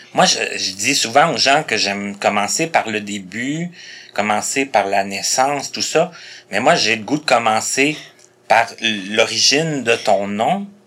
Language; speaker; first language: French; native; French